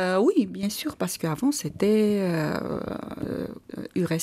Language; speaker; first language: French; non-native, fluent; Armenian